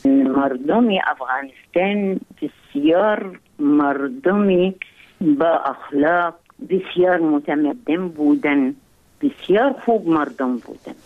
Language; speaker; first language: Persian; non-native, fluent; Arabic